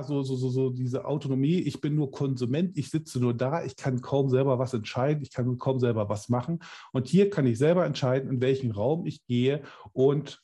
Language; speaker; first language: German; native; German